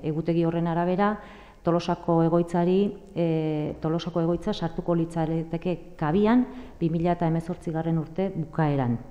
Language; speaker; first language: Basque; native; Basque